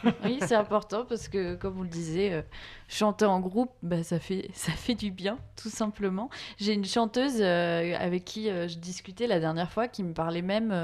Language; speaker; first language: French; native; French